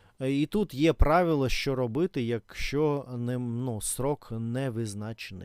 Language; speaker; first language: Ukrainian; non-native, learner; Russian